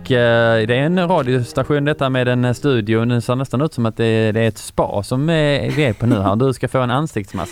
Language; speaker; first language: Swedish; native; Swedish